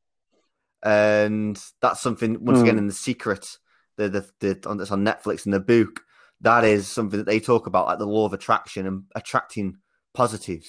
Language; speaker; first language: English; native; English